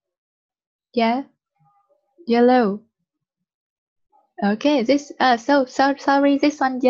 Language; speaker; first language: English; non-native, learner; Vietnamese